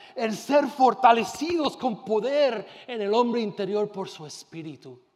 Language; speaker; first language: Spanish; native; Spanish